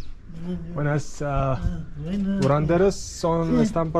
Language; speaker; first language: Spanish; non-native, learner; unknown